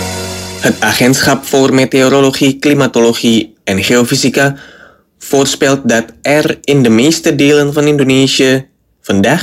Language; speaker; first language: Dutch; non-native, fluent; Indonesian